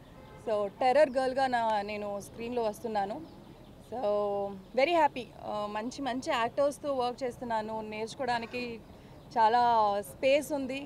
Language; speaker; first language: Telugu; non-native, fluent; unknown